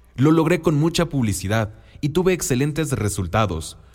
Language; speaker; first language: Spanish; non-native, local second language; Mixtepec Mixtec